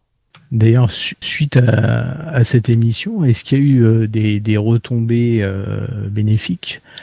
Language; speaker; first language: French; native; French